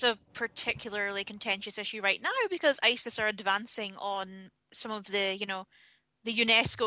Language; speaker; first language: English; native; English